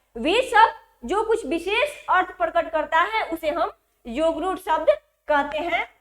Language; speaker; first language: Hindi; native; Hindi